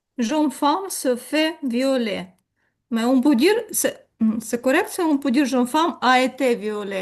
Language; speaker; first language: French; non-native, learner; Ukrainian